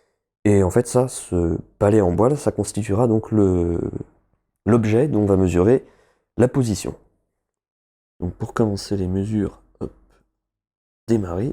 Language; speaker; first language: French; native; French